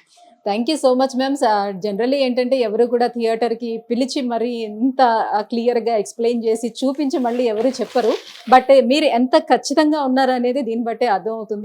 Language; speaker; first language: Telugu; native; Telugu